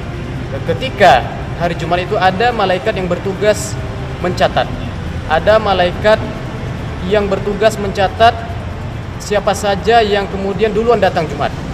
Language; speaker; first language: Indonesian; native; Indonesian